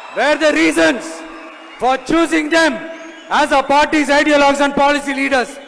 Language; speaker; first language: English; non-native, local second language; Tamil